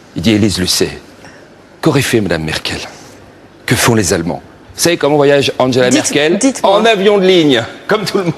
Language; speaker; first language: French; native; French